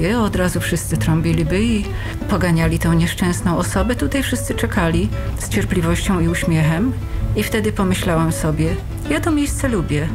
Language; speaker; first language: English; non-native, fluent; Polish